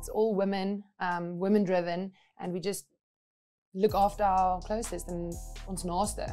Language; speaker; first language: English; non-native, local second language; Afrikaans